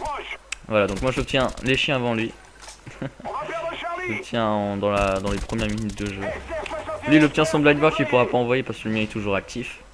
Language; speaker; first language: French; native; French